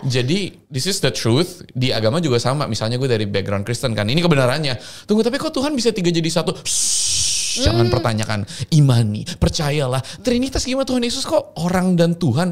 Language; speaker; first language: Indonesian; native; Indonesian